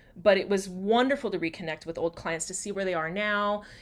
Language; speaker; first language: English; native; English